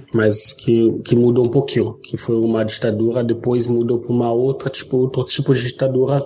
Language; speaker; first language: Portuguese; non-native, fluent; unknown